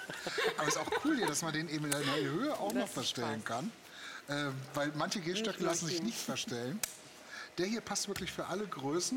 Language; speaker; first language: German; native; German